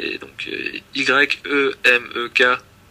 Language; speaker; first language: French; native; French